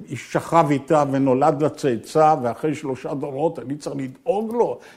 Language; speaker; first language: Hebrew; early bilingual, other home language; Ukrainian